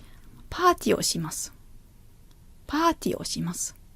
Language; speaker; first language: Japanese; non-native, fluent; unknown